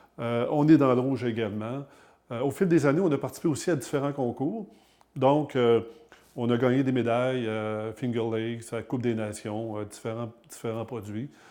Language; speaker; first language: French; native; French